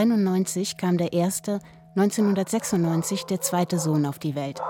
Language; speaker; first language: German; native; German